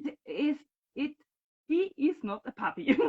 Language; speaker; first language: English; non-native, learner; German